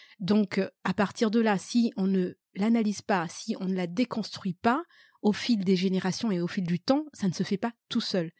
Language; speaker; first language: French; early bilingual, other home language; Malagasy